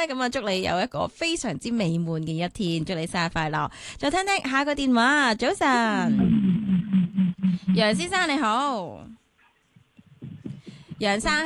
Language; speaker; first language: Cantonese; native; Cantonese